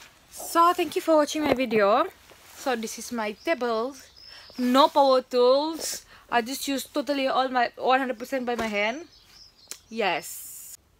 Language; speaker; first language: English; non-native, local second language; Malay